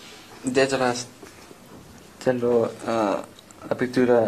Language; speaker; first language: Spanish; non-native, learner; English